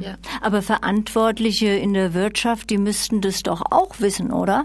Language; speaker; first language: German; native; German